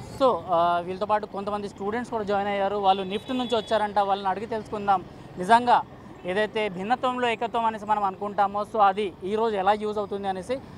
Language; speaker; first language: Telugu; native; Telugu